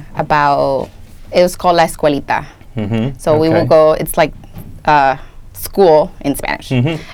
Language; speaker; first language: English; non-native, fluent; Spanish